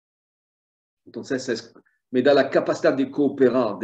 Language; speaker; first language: Spanish; non-native, fluent; French